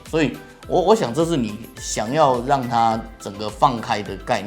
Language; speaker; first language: Chinese; native; Chinese